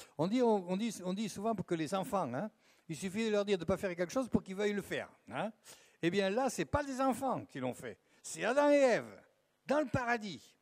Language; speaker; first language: French; native; French